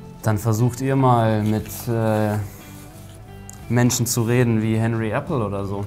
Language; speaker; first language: German; native; German